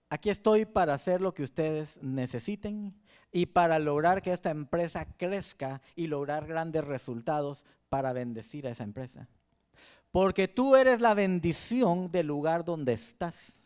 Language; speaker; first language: Spanish; native; Spanish